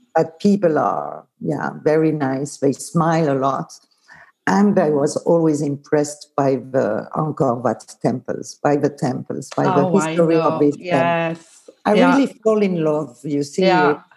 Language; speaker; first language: English; non-native, fluent; Swiss German